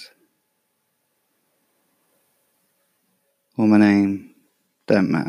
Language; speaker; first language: English; native; English